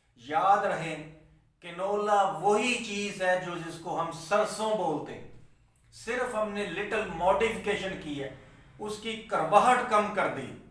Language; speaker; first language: Urdu; non-native, local second language; Punjabi